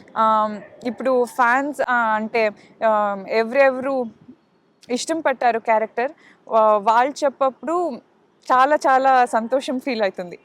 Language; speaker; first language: Telugu; non-native, learner; Kannada